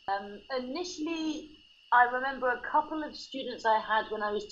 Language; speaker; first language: English; native; English